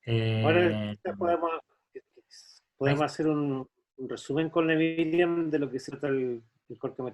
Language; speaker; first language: Spanish; native; Spanish